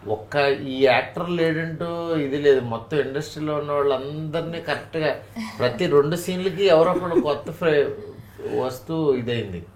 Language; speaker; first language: Telugu; native; Telugu